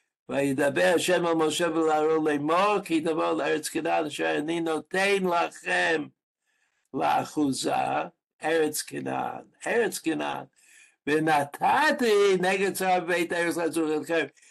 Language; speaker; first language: Hebrew; non-native, fluent; English